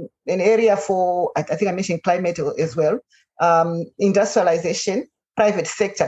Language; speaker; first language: English; non-native, local second language; Shona